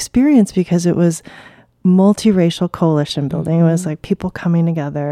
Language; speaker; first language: English; early bilingual, other home language; Chinese